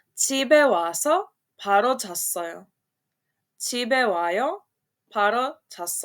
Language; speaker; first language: Korean; non-native, fluent; Serbian